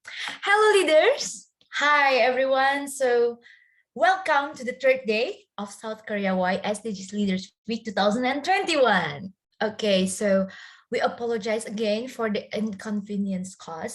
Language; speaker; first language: English; non-native, fluent; Indonesian